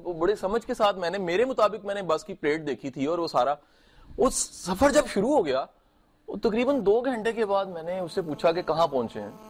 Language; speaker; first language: Urdu; native; Urdu